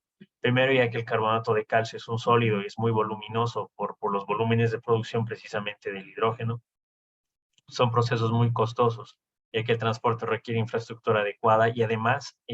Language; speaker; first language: Spanish; native; Spanish